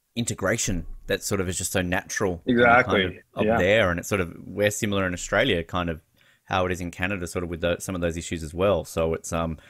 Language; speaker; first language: English; native; English